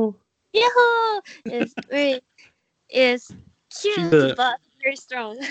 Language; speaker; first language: English; non-native, learner; Japanese